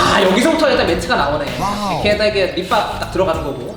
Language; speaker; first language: Korean; native; Korean